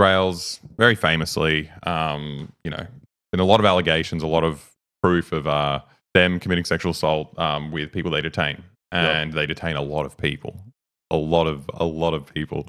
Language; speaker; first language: English; native; English